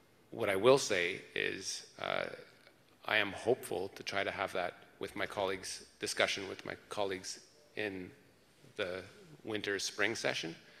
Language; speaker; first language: English; early bilingual, other home language; French